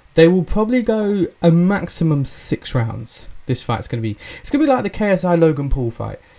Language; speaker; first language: English; native; English